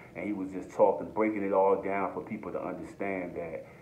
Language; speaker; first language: English; native; English